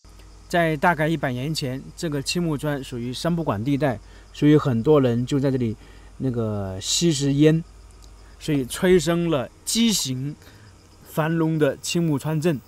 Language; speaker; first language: Chinese; native; Chinese